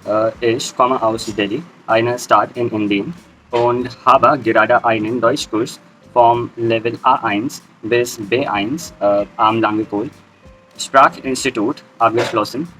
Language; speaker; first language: German; non-native, learner; Hindi